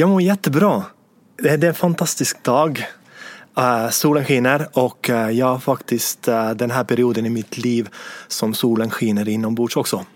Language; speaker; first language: Swedish; non-native, fluent; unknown